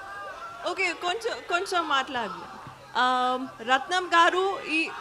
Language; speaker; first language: Telugu; non-native, learner; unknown